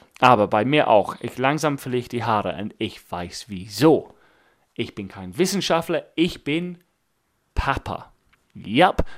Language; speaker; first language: German; non-native, fluent; English